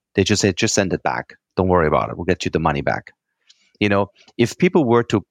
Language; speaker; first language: English; non-native, fluent; German